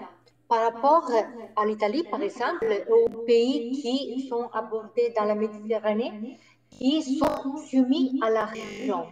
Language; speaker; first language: French; non-native, fluent; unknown